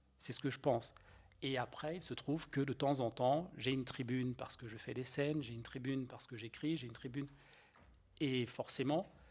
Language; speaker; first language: French; native; French